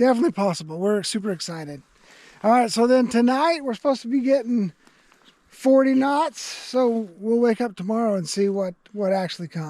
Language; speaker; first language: English; native; English